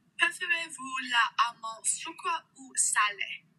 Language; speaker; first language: French; non-native, learner; English